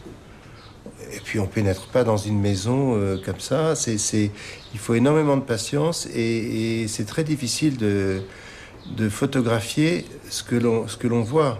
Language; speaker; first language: French; non-native, local second language; Arabic